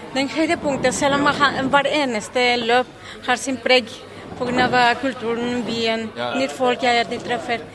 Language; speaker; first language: Norwegian; non-native, fluent; Spanish